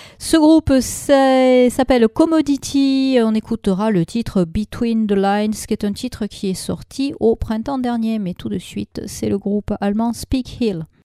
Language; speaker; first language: French; native; French